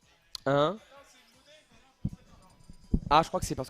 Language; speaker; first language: French; native; French